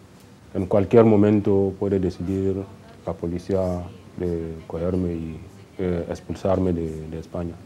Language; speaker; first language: Spanish; non-native, fluent; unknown